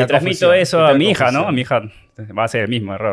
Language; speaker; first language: Spanish; native; Spanish